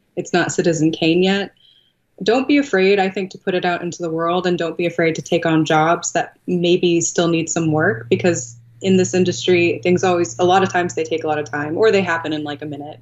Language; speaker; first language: English; native; English